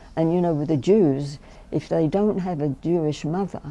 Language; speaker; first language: English; native; English